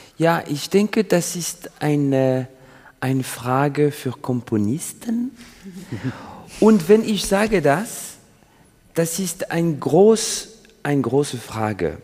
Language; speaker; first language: German; non-native, learner; French